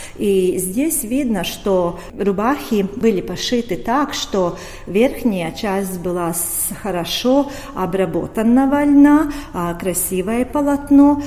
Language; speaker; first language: Russian; non-native, local second language; Latvian